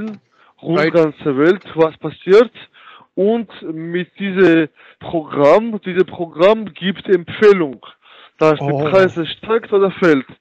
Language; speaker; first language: German; non-native, learner; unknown